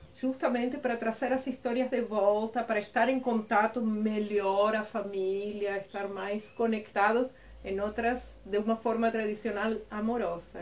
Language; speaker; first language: Portuguese; non-native, fluent; Spanish